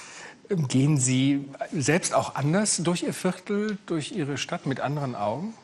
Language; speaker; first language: German; native; German